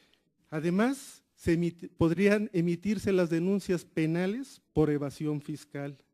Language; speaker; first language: Spanish; native; Spanish